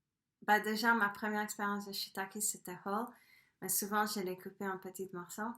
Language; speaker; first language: French; non-native, fluent; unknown